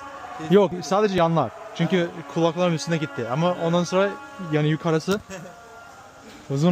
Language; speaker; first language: Turkish; early bilingual, heritage; English